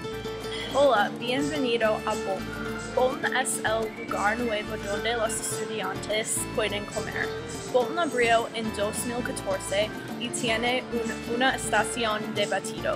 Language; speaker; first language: Spanish; non-native, learner; English